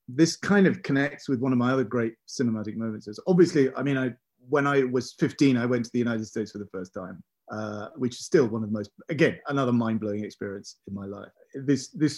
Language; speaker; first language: English; native; English